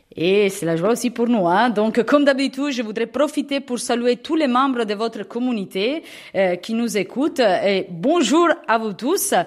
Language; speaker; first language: French; non-native, fluent; Italian